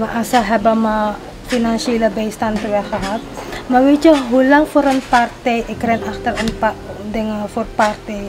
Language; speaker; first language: Dutch; non-native, local second language; Caribbean Hindustani